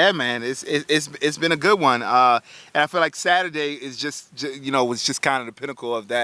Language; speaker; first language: English; native; English